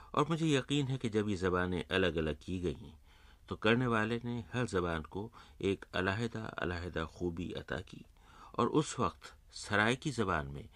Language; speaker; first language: Urdu; native; Urdu